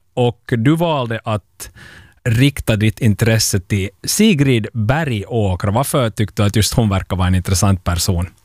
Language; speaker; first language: Swedish; native; Swedish